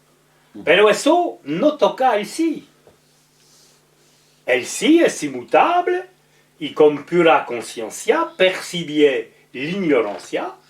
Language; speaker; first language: Spanish; non-native, learner; French